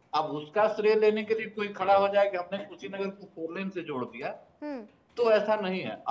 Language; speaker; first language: Hindi; native; Hindi